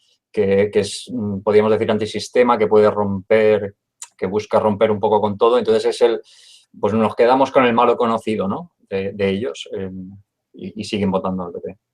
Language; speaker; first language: Spanish; native; Spanish